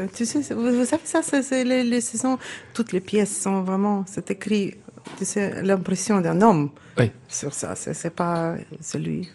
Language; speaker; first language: French; non-native, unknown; Russian